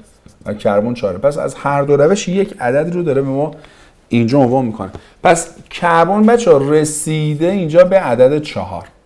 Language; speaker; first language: Persian; native; Persian